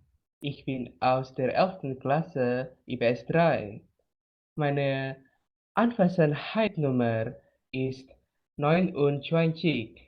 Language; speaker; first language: German; non-native, learner; Indonesian